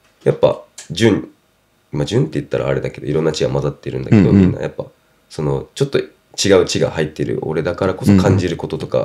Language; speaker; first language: Japanese; non-native, local second language; English